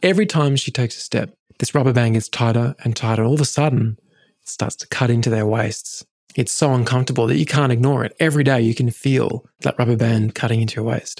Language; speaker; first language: English; native; English